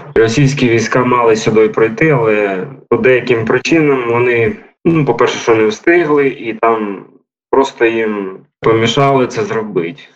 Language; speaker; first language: Ukrainian; native; Ukrainian